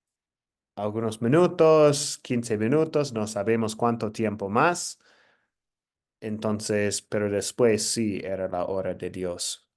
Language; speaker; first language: Spanish; non-native, fluent; English